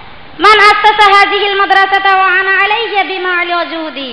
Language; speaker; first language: Arabic; non-native, learner; Bangla